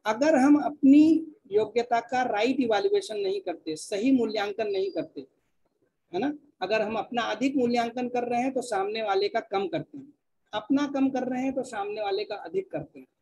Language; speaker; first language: Hindi; native; Hindi